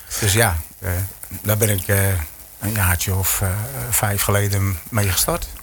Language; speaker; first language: Dutch; native; Dutch